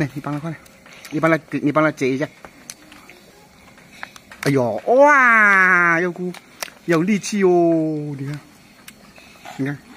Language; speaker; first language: Chinese; native; Chinese